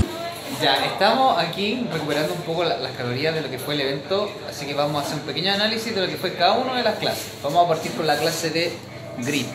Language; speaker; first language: Spanish; native; Spanish